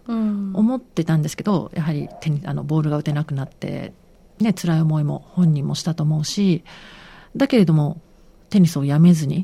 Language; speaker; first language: Japanese; native; Japanese